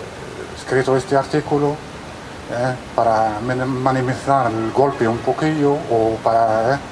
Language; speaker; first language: Spanish; non-native, fluent; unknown